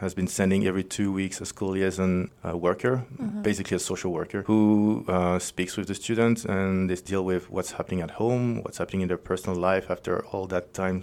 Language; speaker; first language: English; non-native, fluent; French